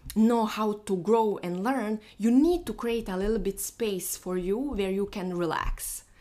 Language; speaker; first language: English; non-native, fluent; Bosnian